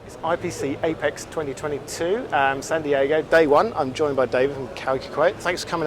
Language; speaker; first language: English; native; English